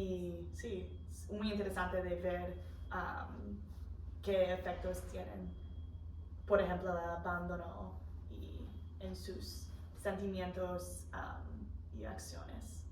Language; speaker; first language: Spanish; non-native, fluent; English